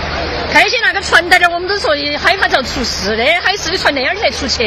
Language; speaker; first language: Chinese; native; Chinese